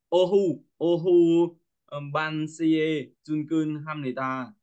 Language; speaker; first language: Korean; non-native, learner; Vietnamese